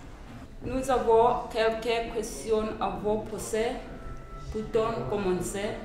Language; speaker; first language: French; non-native, learner; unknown